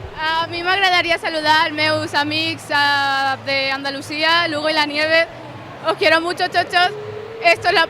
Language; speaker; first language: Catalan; non-native, local second language; Spanish